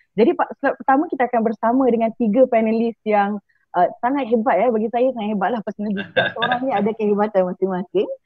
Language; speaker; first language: Malay; native; Malay